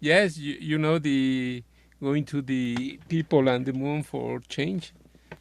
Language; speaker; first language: English; non-native, learner; Spanish